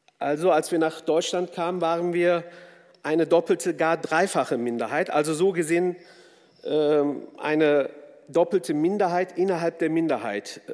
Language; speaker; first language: German; early bilingual, other home language; Kurdish